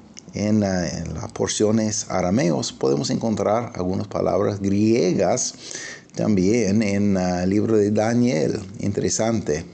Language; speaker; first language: Spanish; non-native, fluent; English